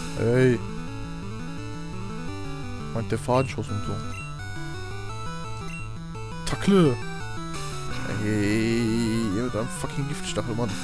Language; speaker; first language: German; native; German